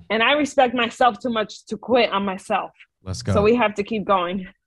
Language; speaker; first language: English; native; English